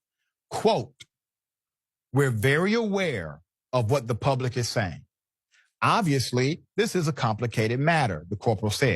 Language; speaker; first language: English; native; English